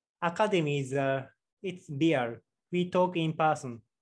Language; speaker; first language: English; non-native, learner; Japanese